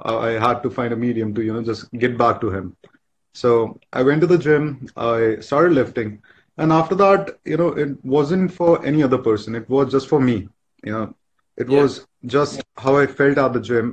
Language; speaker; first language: English; non-native, local second language; Hindi